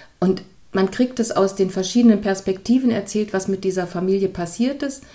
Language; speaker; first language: German; native; German